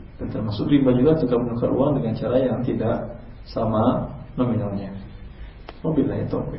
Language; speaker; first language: Indonesian; non-native, local second language; Minangkabau